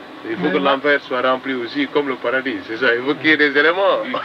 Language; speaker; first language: French; non-native, local second language; Wolof